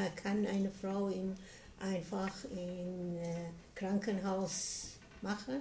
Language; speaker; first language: German; non-native, learner; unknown